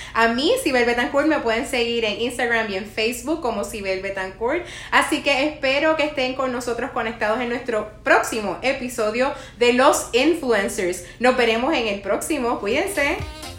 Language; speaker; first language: Spanish; native; Spanish